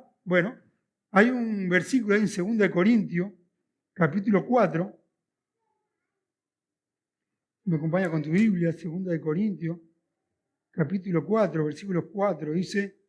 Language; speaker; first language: Spanish; native; Spanish